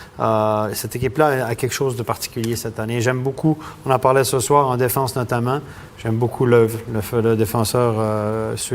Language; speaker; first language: French; native; French